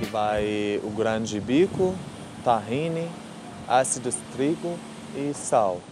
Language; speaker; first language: Portuguese; non-native, learner; Arabic